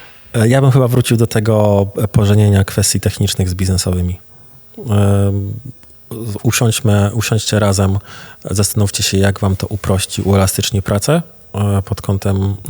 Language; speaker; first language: Polish; native; Polish